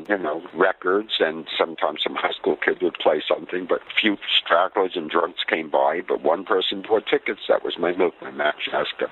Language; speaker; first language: English; native; English